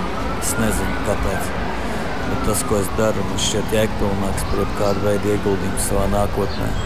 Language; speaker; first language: Latvian; native; Latvian